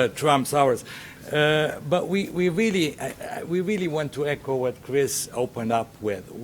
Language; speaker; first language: English; non-native, fluent; Romanian